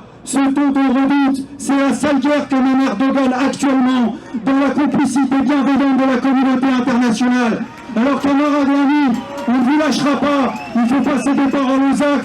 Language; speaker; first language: French; native; French